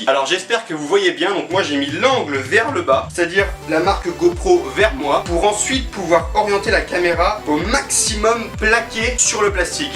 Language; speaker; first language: French; native; French